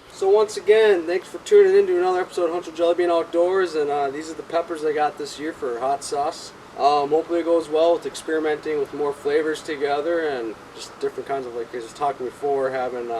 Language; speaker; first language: English; native; English